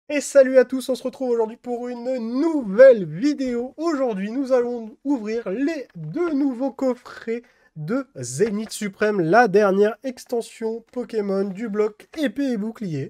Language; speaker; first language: French; native; French